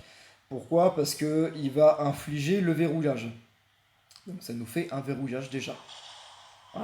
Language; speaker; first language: French; native; French